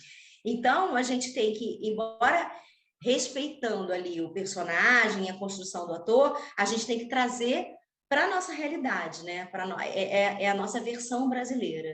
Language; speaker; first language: Portuguese; native; Portuguese